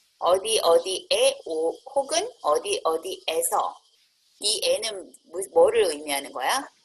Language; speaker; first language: Korean; native; Korean